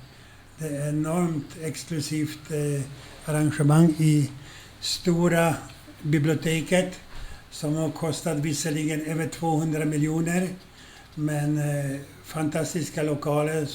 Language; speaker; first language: Swedish; non-native, fluent; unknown